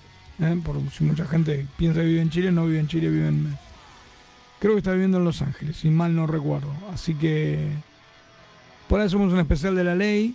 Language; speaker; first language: Spanish; native; Spanish